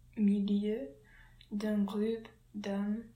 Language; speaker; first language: French; non-native, learner; English